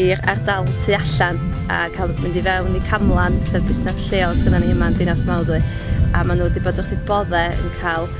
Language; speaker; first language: Welsh; native; Welsh